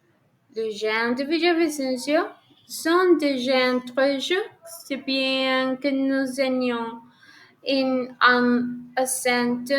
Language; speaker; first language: French; non-native, learner; Spanish